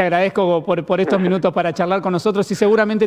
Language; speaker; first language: Spanish; native; Spanish